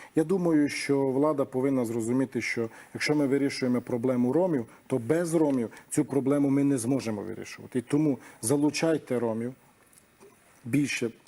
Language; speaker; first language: Ukrainian; non-native, local second language; Romany